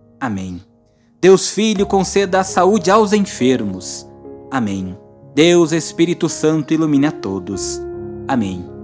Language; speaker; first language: Portuguese; native; Portuguese